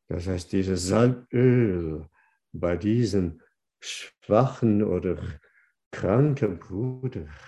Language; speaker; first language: German; non-native, fluent; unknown